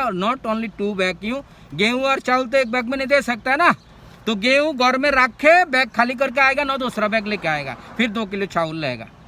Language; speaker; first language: Hindi; non-native, local second language; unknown